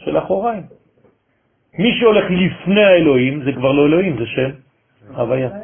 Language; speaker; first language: Hebrew; non-native, fluent; French